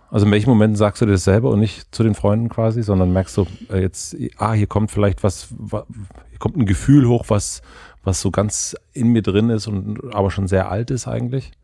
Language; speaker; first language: German; native; German